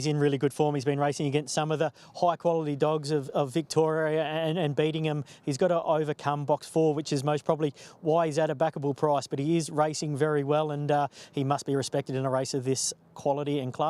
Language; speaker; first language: English; native; English